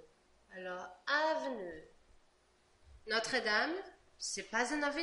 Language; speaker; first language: French; non-native, fluent; Portuguese